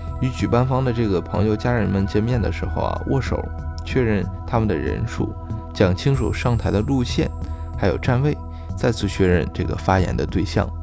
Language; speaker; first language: Chinese; native; Chinese